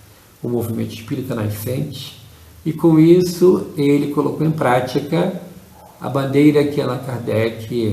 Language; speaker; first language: Portuguese; native; Portuguese